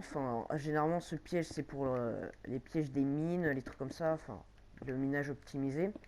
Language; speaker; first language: French; native; French